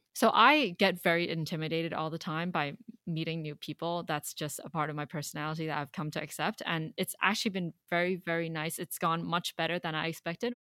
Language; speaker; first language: English; non-native, local second language; Cantonese